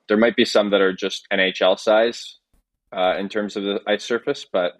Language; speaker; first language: English; native; English